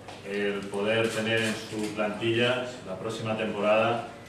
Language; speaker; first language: Spanish; native; Spanish